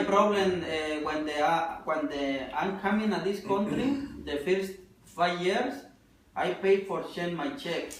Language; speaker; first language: English; non-native, learner; Spanish